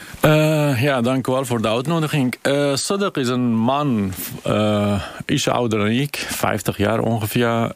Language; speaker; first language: Dutch; non-native, fluent; Kurdish